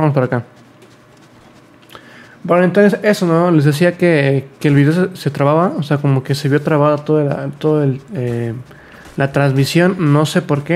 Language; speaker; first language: Spanish; native; Spanish